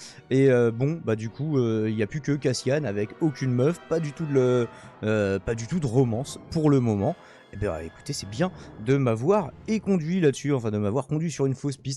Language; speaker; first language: French; native; French